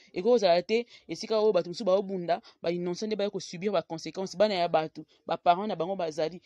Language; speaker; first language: French; non-native, local second language; Lingala